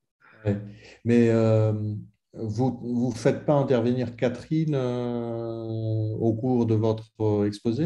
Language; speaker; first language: French; non-native, fluent; Italian